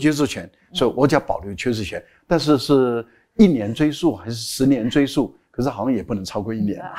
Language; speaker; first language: Chinese; native; Chinese